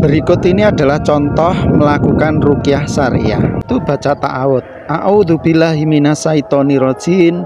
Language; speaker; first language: Indonesian; native; Indonesian